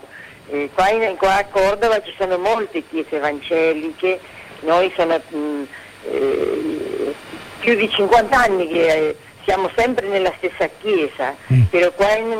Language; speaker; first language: Italian; native; Italian